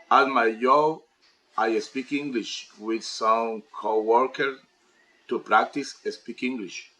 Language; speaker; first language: English; non-native, learner; Spanish